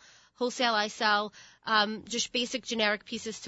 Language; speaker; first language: English; native; English